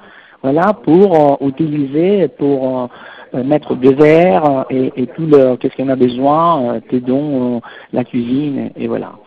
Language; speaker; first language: French; non-native, fluent; Italian